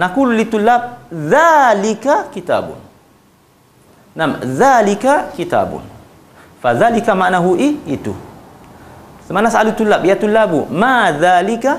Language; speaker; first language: Arabic; non-native, fluent; Malay